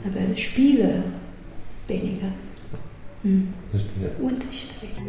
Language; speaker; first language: German; non-native, learner; Chinese